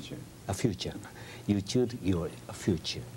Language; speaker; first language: English; non-native, learner; Japanese